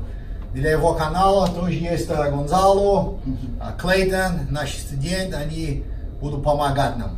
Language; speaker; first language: Russian; non-native, fluent; Portuguese